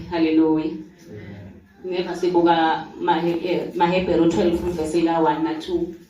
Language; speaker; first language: Zulu; non-native, local second language; Swati